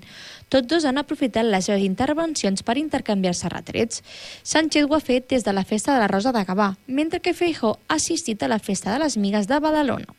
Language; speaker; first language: Catalan; native; Catalan